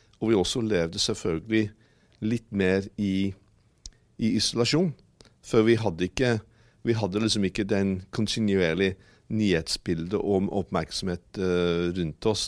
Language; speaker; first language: Norwegian; non-native, fluent; English